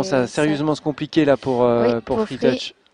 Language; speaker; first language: French; native; French